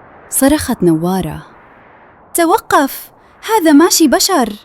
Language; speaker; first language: Arabic; native; Arabic